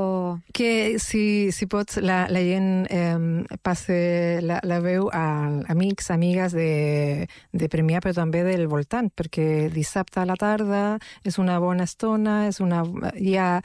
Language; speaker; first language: Catalan; non-native, fluent; Spanish